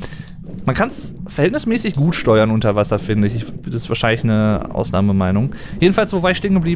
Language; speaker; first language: German; native; German